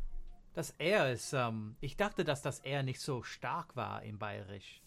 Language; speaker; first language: German; non-native, fluent; English